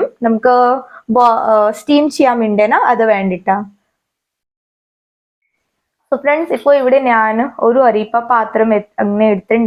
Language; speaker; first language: Malayalam; non-native, learner; Hindi